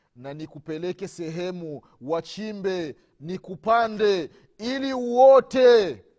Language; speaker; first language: Swahili; native; Swahili